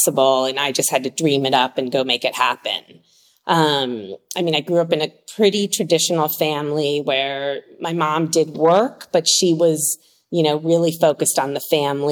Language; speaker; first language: English; native; English